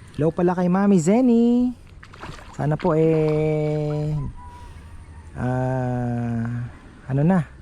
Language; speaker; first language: Filipino; native; Filipino